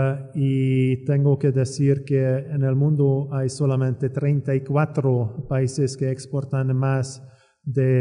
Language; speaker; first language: Spanish; non-native, fluent; Hungarian